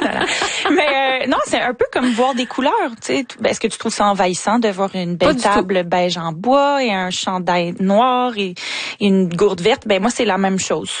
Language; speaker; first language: French; native; French